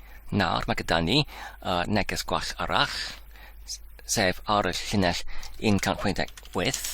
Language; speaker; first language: Welsh; non-native, learner; Polish